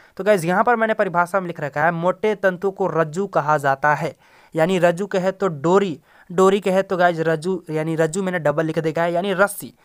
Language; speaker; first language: Hindi; native; Hindi